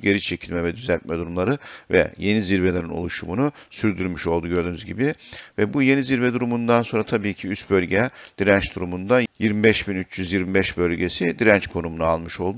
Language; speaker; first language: Turkish; native; Turkish